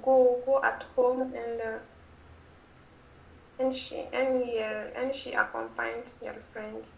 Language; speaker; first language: English; non-native, learner; French